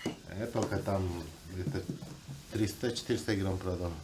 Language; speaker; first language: Russian; non-native, local second language; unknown